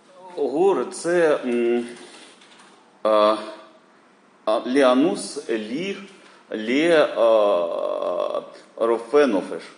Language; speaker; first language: Hebrew; non-native, learner; Russian